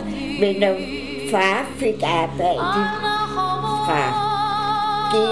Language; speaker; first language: Danish; early bilingual, other home language; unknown